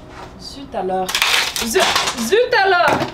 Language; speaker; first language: French; non-native, learner; English